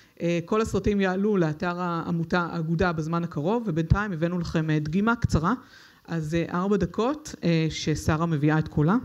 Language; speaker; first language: Hebrew; native; Hebrew